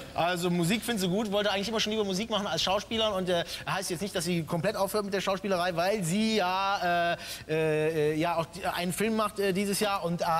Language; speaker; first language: German; native; German